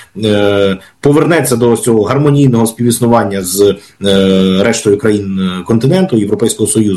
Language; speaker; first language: Ukrainian; native; Ukrainian